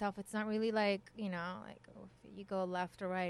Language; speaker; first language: English; early bilingual, other home language; Persian